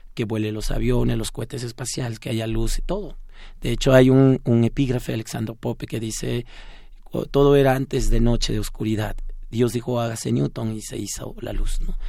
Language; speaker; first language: Spanish; non-native, local second language; Zapotec